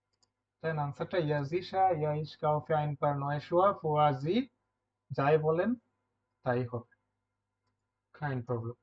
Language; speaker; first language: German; non-native, fluent; Bangla